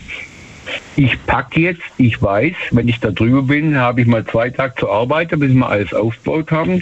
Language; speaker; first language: German; native; German